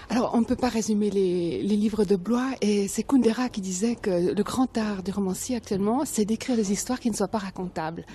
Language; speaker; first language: French; native; French